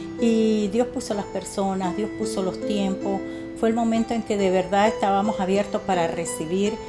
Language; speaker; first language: Spanish; native; Spanish